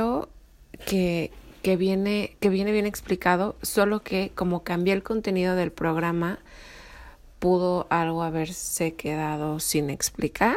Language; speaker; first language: Spanish; native; Spanish